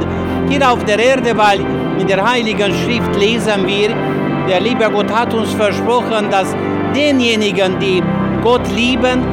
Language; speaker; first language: German; non-native, fluent; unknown